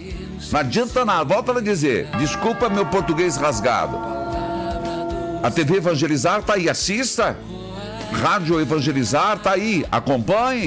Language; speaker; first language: Portuguese; native; Portuguese